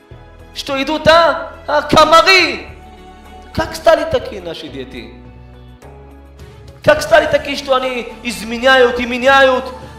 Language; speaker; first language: Russian; early bilingual, heritage; Hebrew